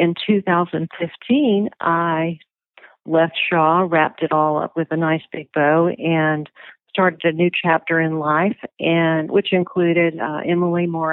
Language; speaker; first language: English; native; English